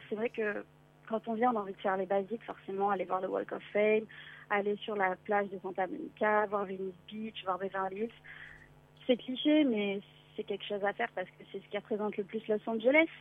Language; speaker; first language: French; native; French